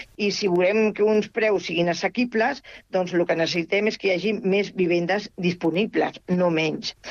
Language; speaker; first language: Catalan; non-native, local second language; Spanish